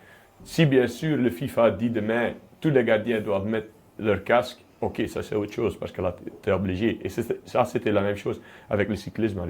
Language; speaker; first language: French; non-native, local second language; Dutch